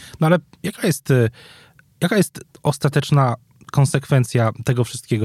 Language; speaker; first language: Polish; native; Polish